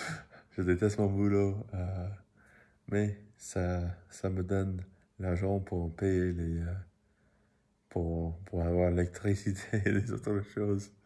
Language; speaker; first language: French; non-native, learner; English